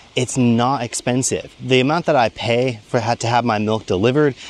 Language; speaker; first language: English; native; English